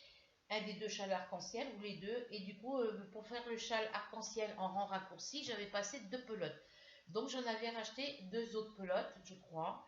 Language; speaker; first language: French; native; French